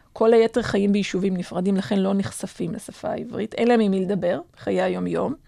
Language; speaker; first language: Hebrew; non-native, fluent; Adyghe